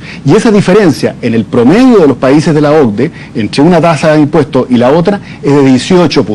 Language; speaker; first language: Spanish; native; Spanish